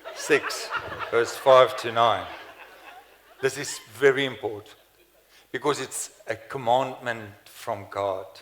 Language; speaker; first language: English; non-native, local second language; Afrikaans